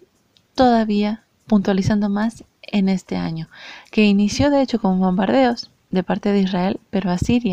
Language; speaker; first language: Spanish; native; Spanish